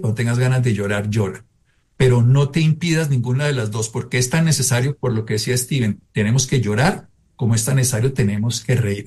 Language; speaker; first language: Spanish; native; Spanish